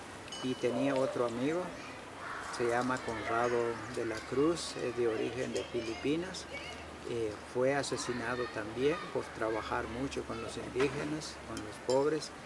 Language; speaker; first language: Spanish; non-native, local second language; Kʼicheʼ